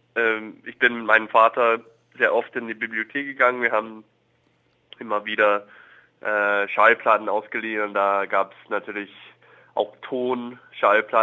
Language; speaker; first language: German; non-native, fluent; English